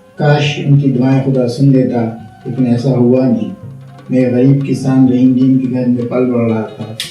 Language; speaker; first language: Urdu; native; Urdu